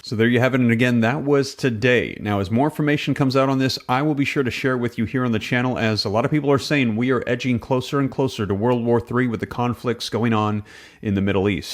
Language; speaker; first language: English; native; English